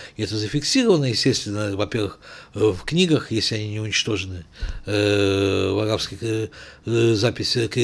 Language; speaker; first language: Russian; native; Russian